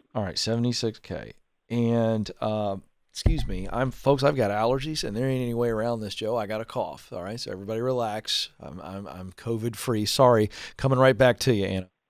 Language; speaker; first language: English; native; English